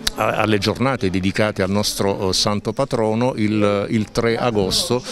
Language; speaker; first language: Italian; native; Italian